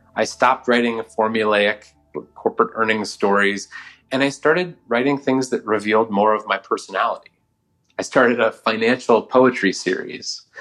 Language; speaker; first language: English; native; English